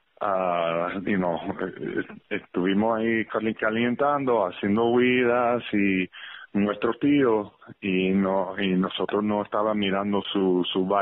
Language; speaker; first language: Spanish; early bilingual, heritage; English